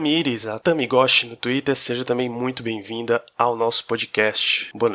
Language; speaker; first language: Portuguese; native; Portuguese